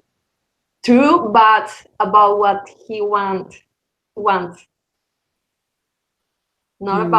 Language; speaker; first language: English; non-native, learner; Spanish